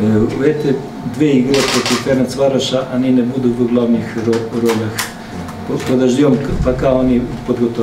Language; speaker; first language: Russian; non-native, learner; Serbian